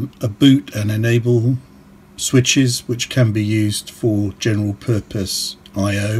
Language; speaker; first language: English; native; English